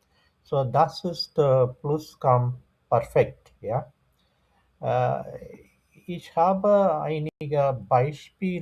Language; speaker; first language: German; non-native, fluent; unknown